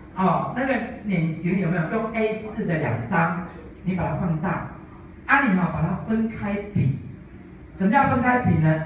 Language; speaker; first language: Chinese; native; Chinese